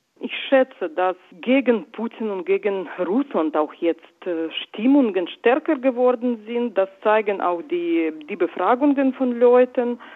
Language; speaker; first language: German; non-native, fluent; Russian